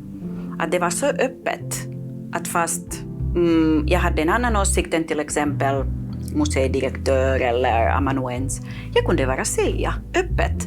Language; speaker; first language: Swedish; non-native, fluent; Catalan